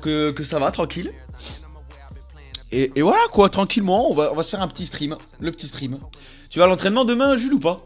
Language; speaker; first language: French; native; French